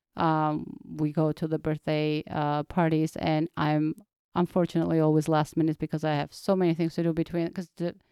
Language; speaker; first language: English; non-native, fluent; Georgian